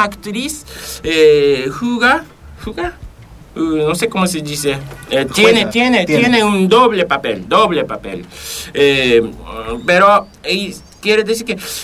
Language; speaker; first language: Spanish; non-native, fluent; Japanese